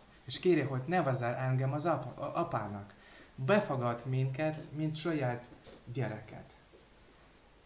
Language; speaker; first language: Hungarian; non-native, learner; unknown